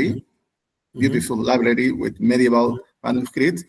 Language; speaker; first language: English; non-native, learner; Spanish